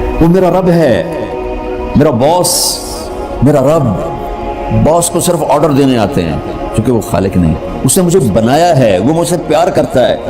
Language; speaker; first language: Urdu; non-native, local second language; Punjabi